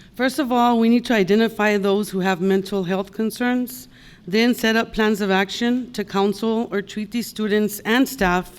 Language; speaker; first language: English; native; English